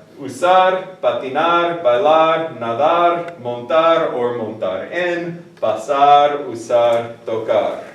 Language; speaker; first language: Spanish; non-native, fluent; English